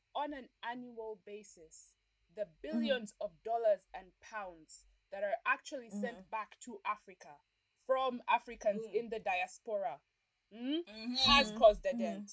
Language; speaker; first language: English; non-native, local second language; Ganda